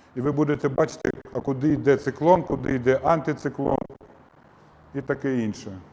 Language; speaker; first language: Ukrainian; native; Ukrainian